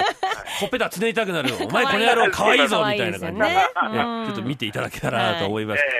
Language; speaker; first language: Japanese; native; Japanese